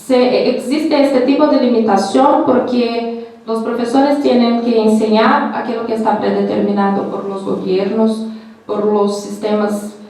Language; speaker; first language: Spanish; non-native, learner; Portuguese